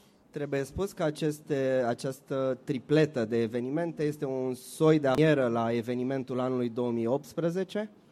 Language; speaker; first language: Romanian; native; Romanian